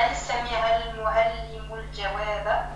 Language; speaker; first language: Arabic; non-native, learner; French